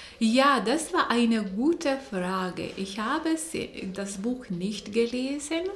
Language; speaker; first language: German; non-native, fluent; Lithuanian